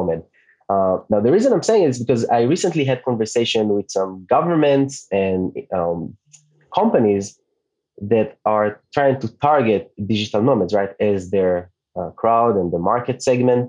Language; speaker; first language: English; non-native, fluent; Hebrew